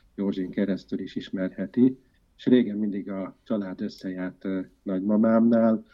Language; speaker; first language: Hungarian; native; Hungarian